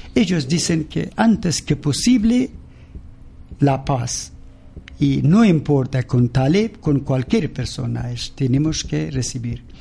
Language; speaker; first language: Spanish; non-native, learner; Persian